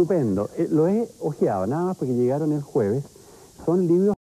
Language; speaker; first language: Spanish; native; Spanish